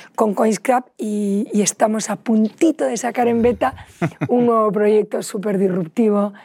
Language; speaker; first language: Spanish; native; Spanish